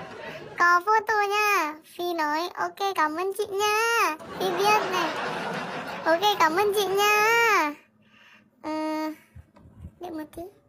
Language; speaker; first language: Vietnamese; non-native, learner; Indonesian